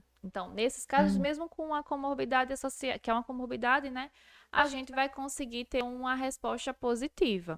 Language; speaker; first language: Portuguese; native; Portuguese